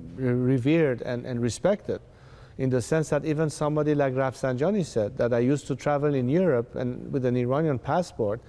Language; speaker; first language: English; non-native, fluent; Persian